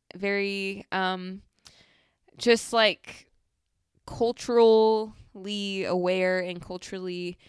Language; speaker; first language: English; native; English